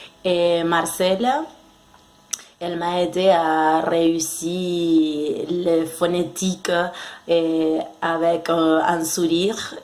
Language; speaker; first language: French; non-native, fluent; Spanish